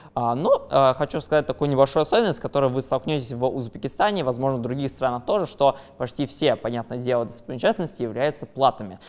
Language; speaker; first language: Russian; native; Russian